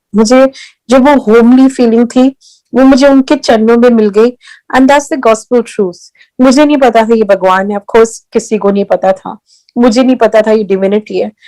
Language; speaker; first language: Hindi; early bilingual, heritage; Hindi